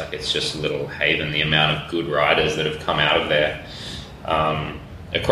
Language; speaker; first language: English; native; English